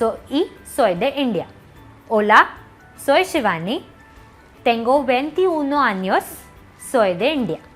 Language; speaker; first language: Spanish; non-native, learner; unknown